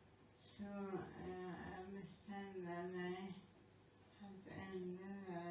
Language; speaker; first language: Swedish; non-native, fluent; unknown